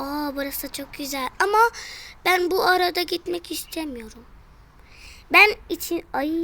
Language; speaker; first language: Turkish; early bilingual, heritage; Turkish